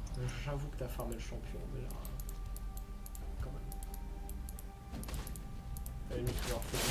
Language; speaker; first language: French; native; French